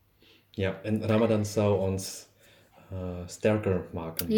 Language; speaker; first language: Dutch; non-native, learner; German